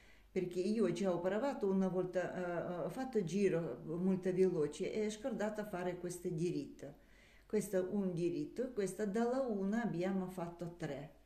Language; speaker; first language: Italian; non-native, learner; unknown